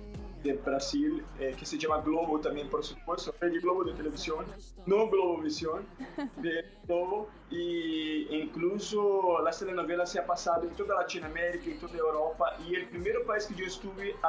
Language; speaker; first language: Spanish; non-native, fluent; Portuguese